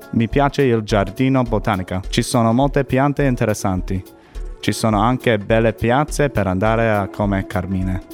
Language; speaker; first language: Italian; non-native, learner; English